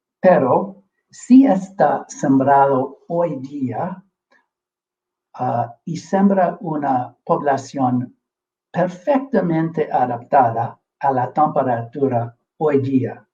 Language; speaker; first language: Spanish; non-native, fluent; English